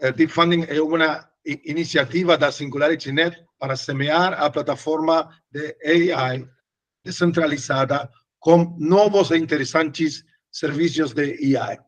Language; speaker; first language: Portuguese; non-native, learner; Spanish